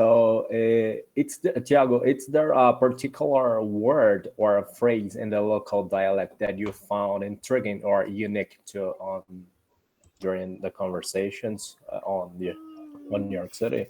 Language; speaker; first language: English; non-native, learner; Portuguese